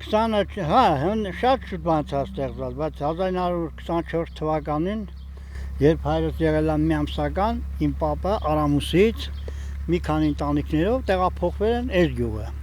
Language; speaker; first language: Armenian; native; Armenian